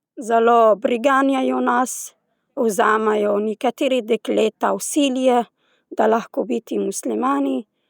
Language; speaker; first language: Slovenian; non-native, learner; Arabic